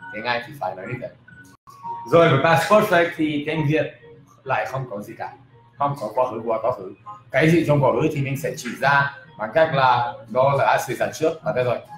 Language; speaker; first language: Vietnamese; non-native, fluent; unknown